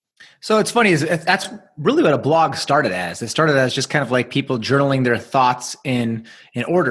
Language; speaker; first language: English; native; English